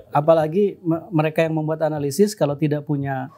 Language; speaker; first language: Indonesian; native; Indonesian